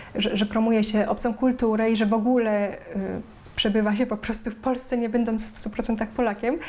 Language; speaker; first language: Polish; native; Polish